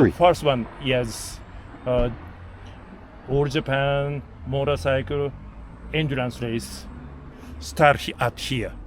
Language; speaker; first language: English; non-native, learner; Japanese